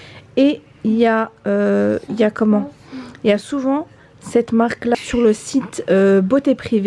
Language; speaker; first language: French; native; French